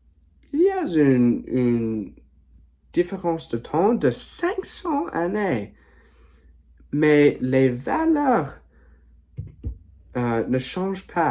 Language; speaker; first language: French; non-native, learner; English